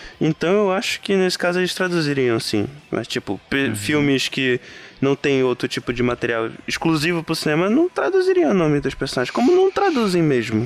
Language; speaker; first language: Portuguese; native; Portuguese